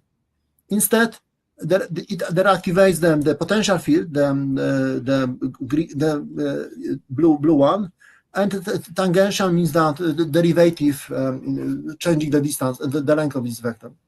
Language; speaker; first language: English; non-native, fluent; Polish